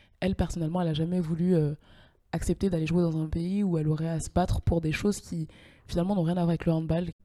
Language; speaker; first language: French; native; French